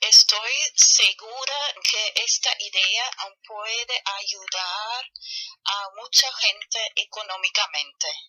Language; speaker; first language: Spanish; non-native, learner; German